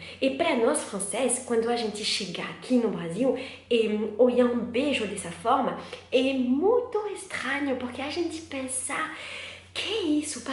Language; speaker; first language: Portuguese; non-native, learner; French